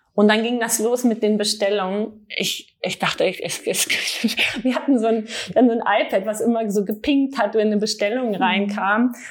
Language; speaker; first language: German; native; German